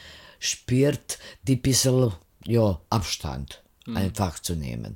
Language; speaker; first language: German; non-native, fluent; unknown